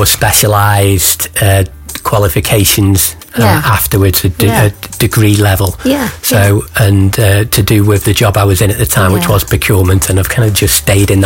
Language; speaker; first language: English; native; English